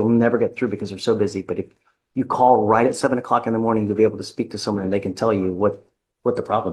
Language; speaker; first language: English; native; English